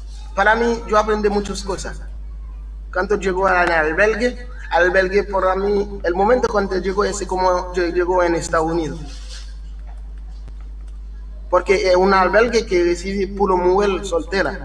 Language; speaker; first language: Spanish; non-native, learner; Haitian Creole